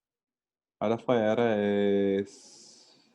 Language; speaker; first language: Spanish; non-native, learner; English